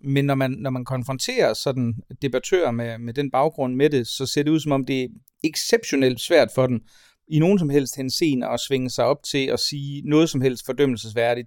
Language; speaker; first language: Danish; native; Danish